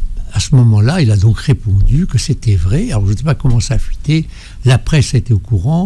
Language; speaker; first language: French; native; French